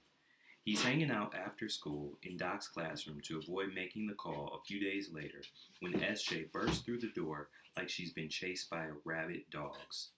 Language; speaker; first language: English; native; English